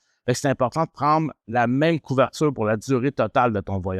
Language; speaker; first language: French; native; French